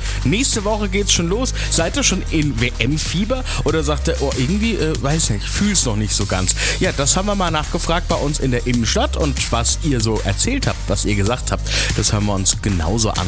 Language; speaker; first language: German; native; German